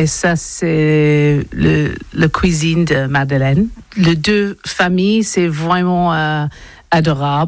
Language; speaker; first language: French; non-native, learner; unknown